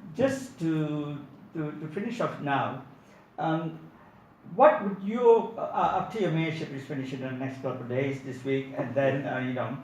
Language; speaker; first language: English; non-native, local second language; Tamil